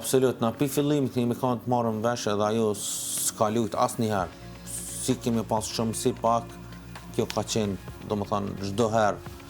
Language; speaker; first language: Albanian; early bilingual, other home language; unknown